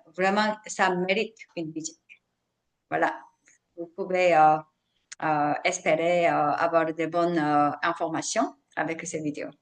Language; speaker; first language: French; non-native, fluent; Korean